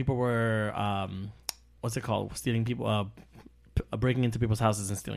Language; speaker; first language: English; native; English